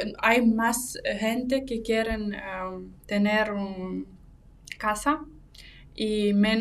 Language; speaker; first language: Spanish; non-native, fluent; Russian